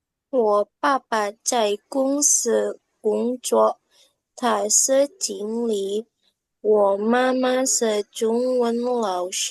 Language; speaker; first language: Chinese; non-native, learner; Indonesian